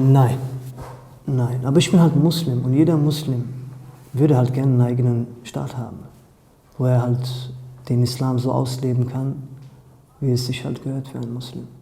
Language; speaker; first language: German; native; German